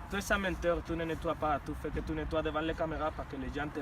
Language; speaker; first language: French; non-native, learner; Spanish